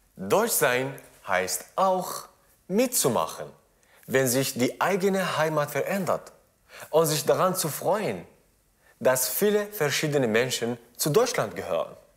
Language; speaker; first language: German; non-native, fluent; Arabic